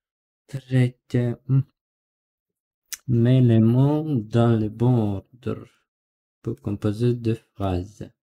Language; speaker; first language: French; non-native, learner; Russian